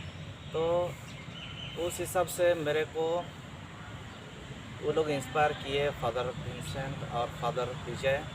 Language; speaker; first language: Hindi; non-native, local second language; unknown